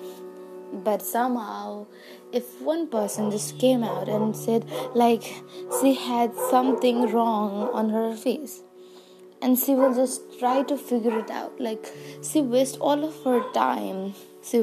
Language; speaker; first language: English; non-native, local second language; Nepali